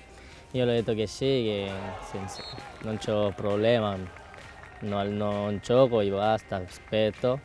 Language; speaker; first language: Italian; non-native, learner; Korean